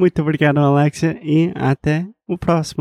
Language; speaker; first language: Portuguese; non-native, fluent; English